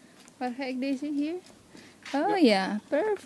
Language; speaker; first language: Dutch; non-native, learner; Filipino